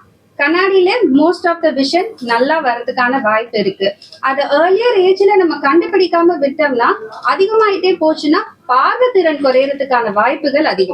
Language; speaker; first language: Tamil; native; Tamil